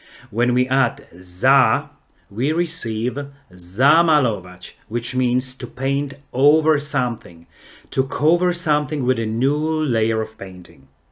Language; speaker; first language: English; non-native, fluent; Polish